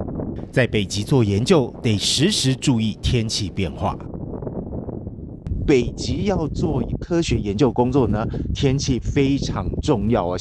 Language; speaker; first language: Chinese; native; Chinese